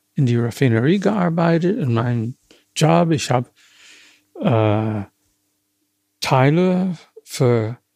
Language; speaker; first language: German; non-native, fluent; English